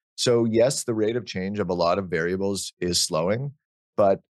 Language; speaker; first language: English; native; English